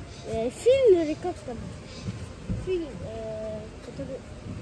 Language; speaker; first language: Russian; early bilingual, heritage; Russian